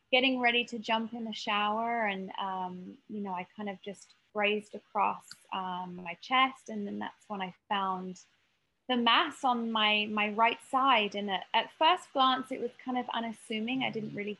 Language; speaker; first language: English; native; English